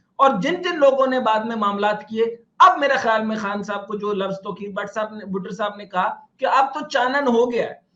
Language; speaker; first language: Urdu; non-native, local second language; Punjabi